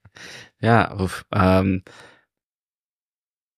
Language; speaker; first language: German; non-native, learner; English